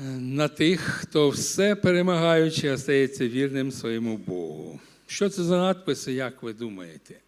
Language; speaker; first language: Ukrainian; non-native, local second language; Russian